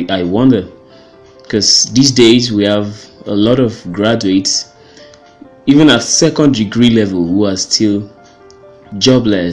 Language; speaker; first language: English; non-native, local second language; Yoruba